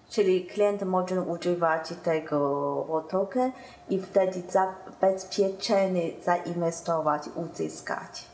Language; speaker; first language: Polish; non-native, learner; Chinese